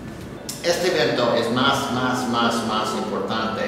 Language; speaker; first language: Spanish; non-native, learner; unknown